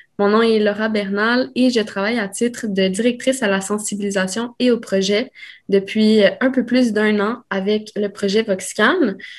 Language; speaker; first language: French; early bilingual, other home language; Spanish